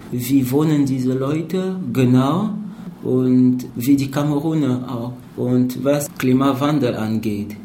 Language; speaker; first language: German; non-native, fluent; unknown